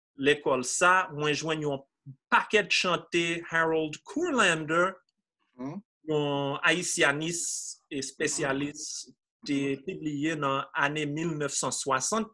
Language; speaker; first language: Haitian Creole; non-native, fluent; English